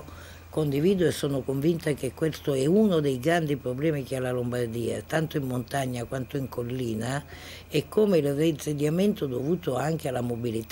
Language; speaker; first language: Italian; native; Italian